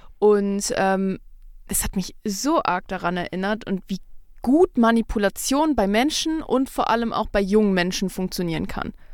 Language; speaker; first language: German; early bilingual, other home language; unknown